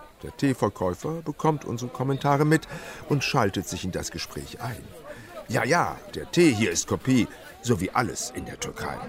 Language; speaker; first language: German; native; German